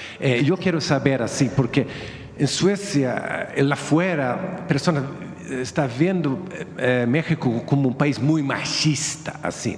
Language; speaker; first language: Spanish; non-native, fluent; Swedish